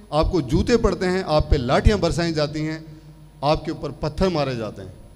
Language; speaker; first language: Hindi; native; Hindi